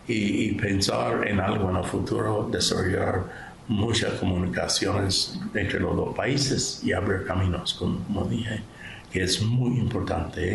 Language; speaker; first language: Spanish; non-native, fluent; English